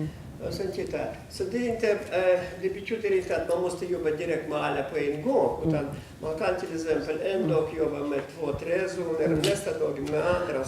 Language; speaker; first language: Swedish; non-native, fluent; Russian